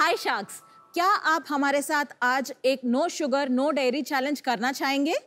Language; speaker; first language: Hindi; non-native, local second language; Tamil